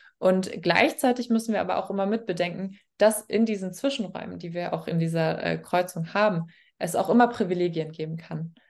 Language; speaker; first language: German; native; German